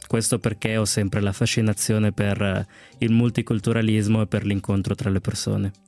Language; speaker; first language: Italian; early bilingual, other home language; Spanish